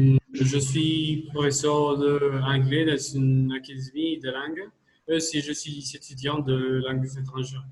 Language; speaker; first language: French; non-native, learner; Spanish